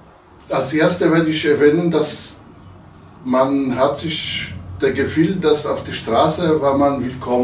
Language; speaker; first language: German; non-native, local second language; Polish